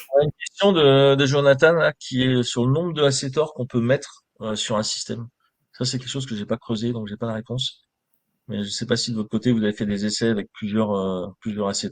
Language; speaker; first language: French; native; French